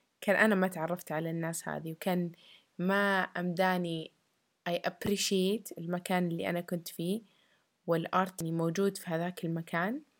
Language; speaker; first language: Arabic; early bilingual, heritage; Arabic